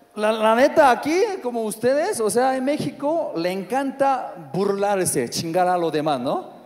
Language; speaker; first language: Spanish; non-native, fluent; Korean